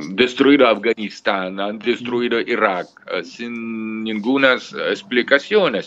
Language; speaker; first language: Spanish; non-native, fluent; Russian